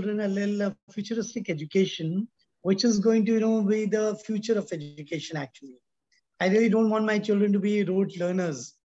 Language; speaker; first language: English; non-native, local second language; Hindi